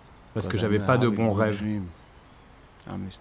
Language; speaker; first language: French; non-native, learner; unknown